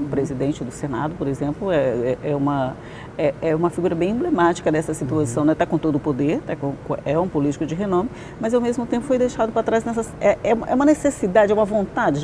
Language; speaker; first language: Portuguese; native; Portuguese